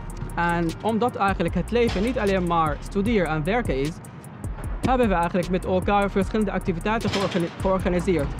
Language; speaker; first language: Dutch; non-native, fluent; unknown